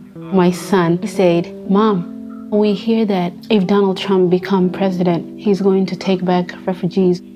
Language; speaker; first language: English; non-native, fluent; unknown